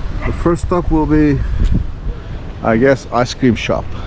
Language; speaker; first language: English; non-native, fluent; Turkish